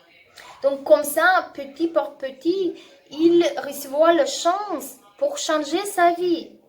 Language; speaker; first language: French; non-native, learner; Russian